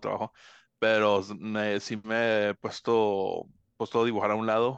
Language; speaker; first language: Spanish; early bilingual, heritage; Spanish